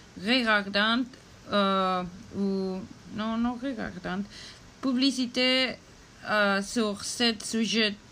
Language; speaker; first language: French; non-native, learner; Spanish